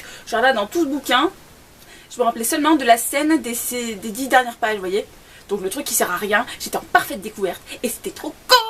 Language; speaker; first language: French; native; French